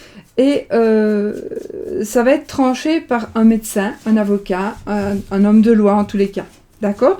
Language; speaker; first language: French; native; French